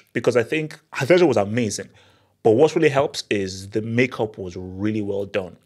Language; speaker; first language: English; native; English